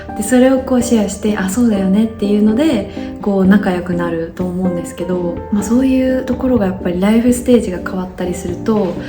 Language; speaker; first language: Japanese; native; Japanese